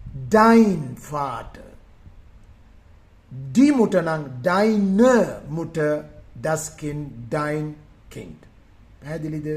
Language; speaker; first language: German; non-native, fluent; Sinhala